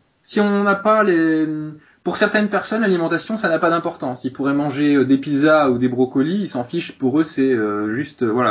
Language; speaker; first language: French; native; French